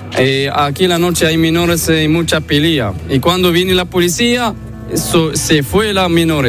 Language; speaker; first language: Spanish; non-native, learner; Arabic